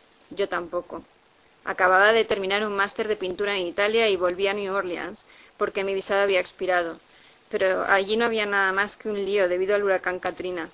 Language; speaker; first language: Spanish; native; Spanish